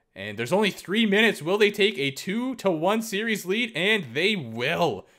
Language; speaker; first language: English; native; English